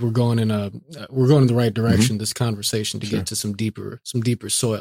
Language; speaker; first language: English; native; English